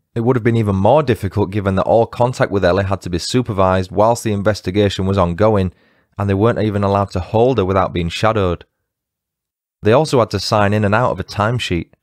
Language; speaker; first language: English; native; English